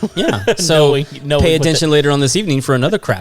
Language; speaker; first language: English; native; English